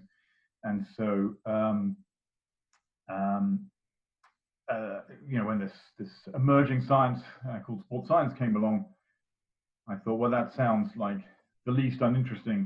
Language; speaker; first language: English; native; English